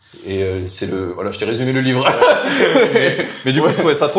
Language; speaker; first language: French; native; French